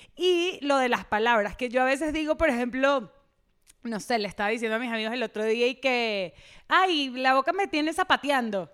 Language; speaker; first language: Spanish; native; Spanish